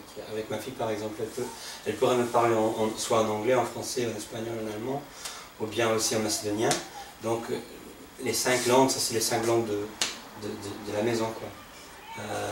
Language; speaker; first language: French; non-native, fluent; English